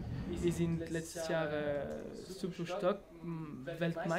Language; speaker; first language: German; non-native, learner; French